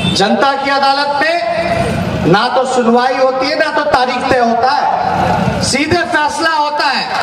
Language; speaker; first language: Hindi; native; Hindi